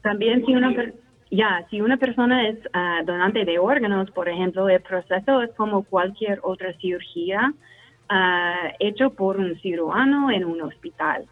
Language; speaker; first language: Spanish; non-native, fluent; English